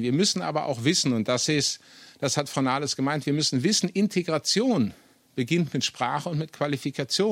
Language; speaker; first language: German; native; German